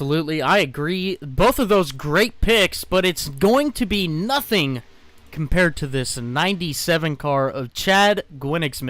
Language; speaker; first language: English; native; English